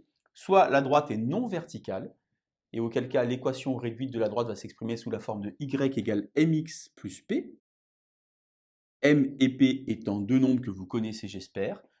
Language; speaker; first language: French; native; French